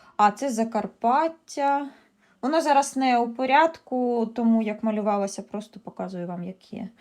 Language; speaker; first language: Ukrainian; native; Ukrainian